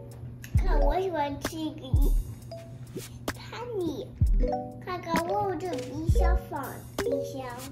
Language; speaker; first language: Chinese; early bilingual, heritage; Chinese